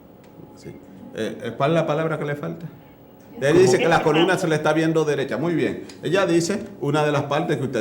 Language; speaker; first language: Spanish; native; Spanish